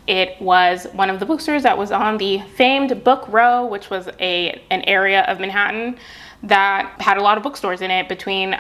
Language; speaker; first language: English; native; English